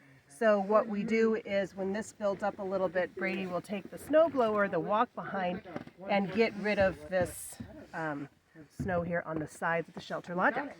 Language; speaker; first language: English; native; English